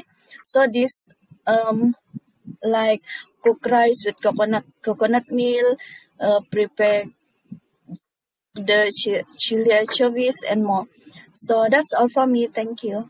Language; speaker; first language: English; non-native, local second language; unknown